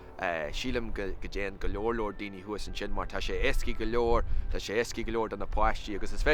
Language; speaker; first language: Irish; non-native, local second language; English